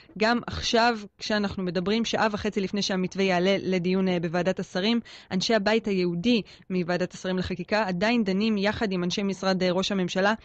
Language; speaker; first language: Hebrew; native; Hebrew